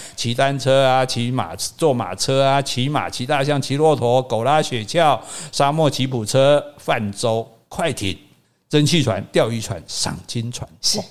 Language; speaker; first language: Chinese; native; Chinese